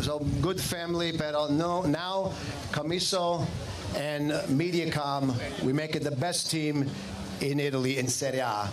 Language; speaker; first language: English; native; English